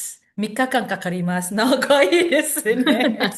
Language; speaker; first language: Japanese; non-native, fluent; Indonesian